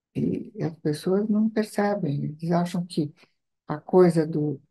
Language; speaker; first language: Portuguese; non-native, fluent; Italian